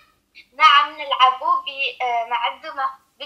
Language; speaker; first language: Arabic; non-native, learner; French